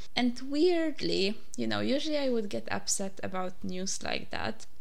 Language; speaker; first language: English; non-native, fluent; Polish